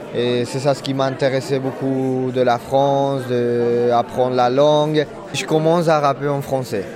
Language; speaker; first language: French; non-native, fluent; Spanish